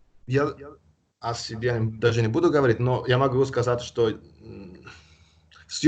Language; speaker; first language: Russian; non-native, fluent; Italian